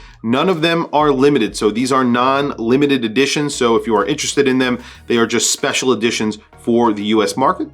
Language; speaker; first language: English; native; English